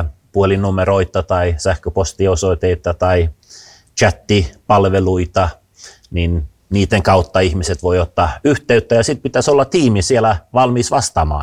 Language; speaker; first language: Finnish; early bilingual, heritage; Finnish